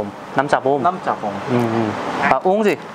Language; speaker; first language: Vietnamese; non-native, learner; Korean